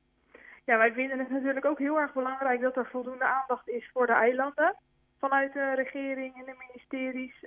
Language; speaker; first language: Dutch; native; Dutch